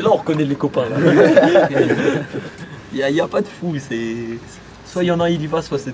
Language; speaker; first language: French; native; French